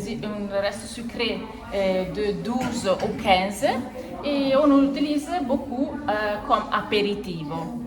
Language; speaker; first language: French; non-native, fluent; Italian